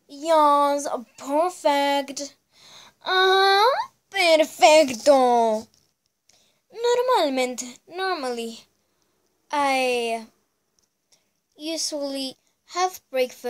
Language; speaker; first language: English; non-native, learner; Spanish